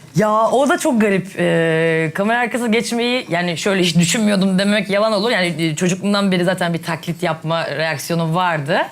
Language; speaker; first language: Turkish; native; Turkish